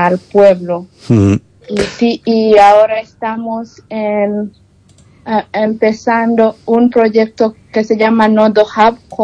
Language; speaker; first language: Spanish; non-native, fluent; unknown